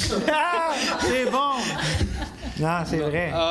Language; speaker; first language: French; native; French